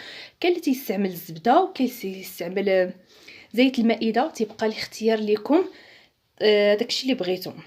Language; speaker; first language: Arabic; native; Arabic